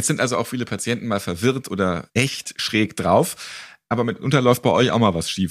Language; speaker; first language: German; native; German